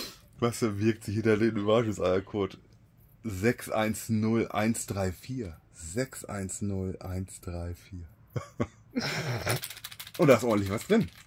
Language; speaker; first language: German; native; German